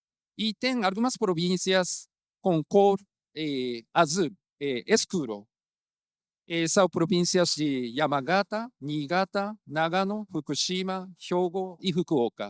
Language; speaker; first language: Portuguese; non-native, fluent; Japanese